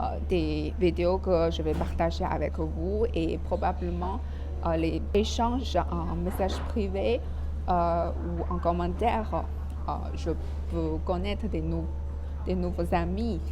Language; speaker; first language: French; non-native, fluent; Chinese